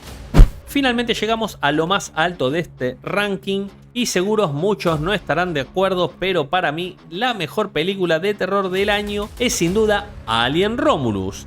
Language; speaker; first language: Spanish; native; Spanish